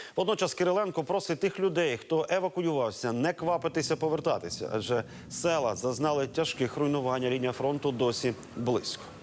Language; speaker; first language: Ukrainian; native; Ukrainian